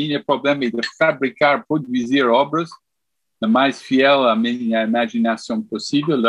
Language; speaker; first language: Portuguese; non-native, fluent; English